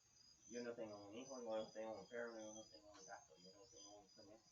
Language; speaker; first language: Spanish; non-native, fluent; English